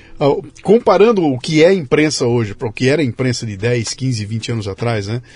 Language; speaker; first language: Portuguese; native; Portuguese